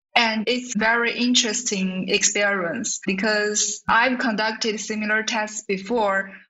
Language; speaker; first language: English; non-native, fluent; Chinese